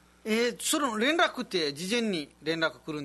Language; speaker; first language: Japanese; non-native, fluent; Nepali